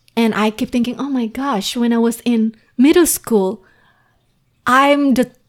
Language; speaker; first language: English; non-native, fluent; Indonesian